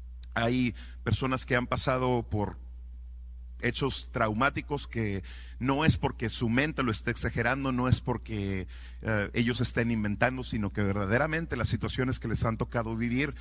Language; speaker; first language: Spanish; native; Spanish